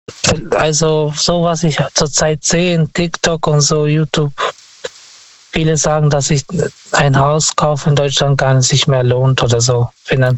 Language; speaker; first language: German; non-native, fluent; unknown